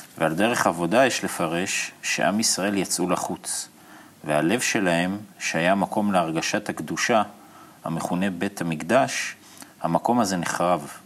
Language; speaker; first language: Hebrew; native; Hebrew